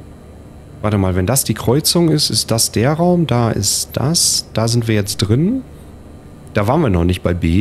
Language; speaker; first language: German; native; German